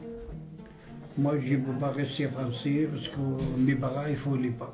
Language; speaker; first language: French; non-native, local second language; Arabic